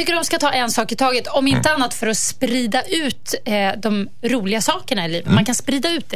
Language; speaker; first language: Swedish; native; Swedish